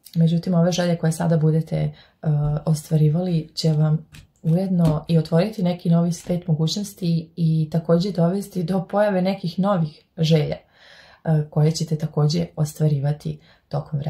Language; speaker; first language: Serbian; native; Serbian